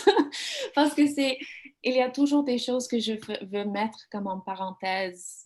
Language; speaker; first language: French; non-native, learner; English